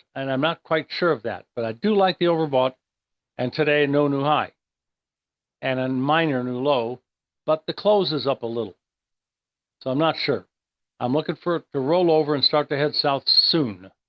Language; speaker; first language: English; native; English